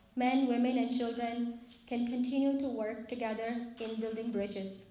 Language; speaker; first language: English; non-native, local second language; Urdu